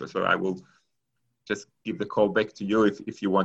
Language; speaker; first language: English; non-native, fluent; Hebrew